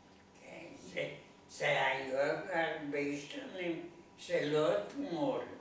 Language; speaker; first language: Hebrew; non-native, learner; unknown